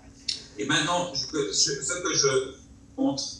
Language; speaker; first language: French; non-native, local second language; German